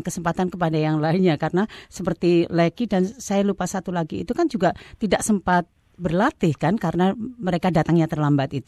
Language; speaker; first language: Indonesian; native; Indonesian